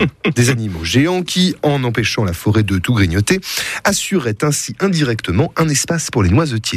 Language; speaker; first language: French; native; French